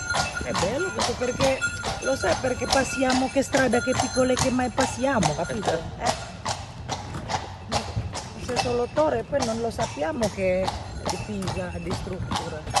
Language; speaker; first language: Italian; non-native, learner; Indonesian